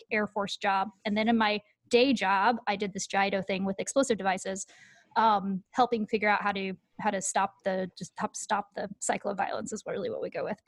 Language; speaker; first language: English; native; English